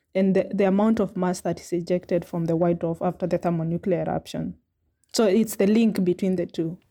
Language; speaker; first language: English; non-native, local second language; Kamba